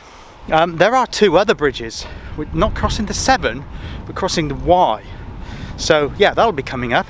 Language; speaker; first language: English; native; English